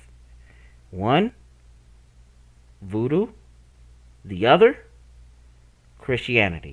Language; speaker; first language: English; native; English